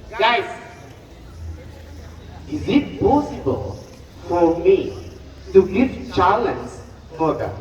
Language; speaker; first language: English; non-native, learner; Indonesian